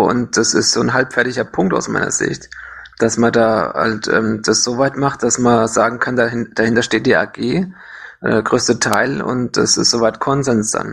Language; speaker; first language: German; native; German